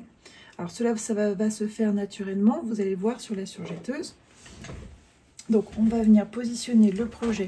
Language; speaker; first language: French; native; French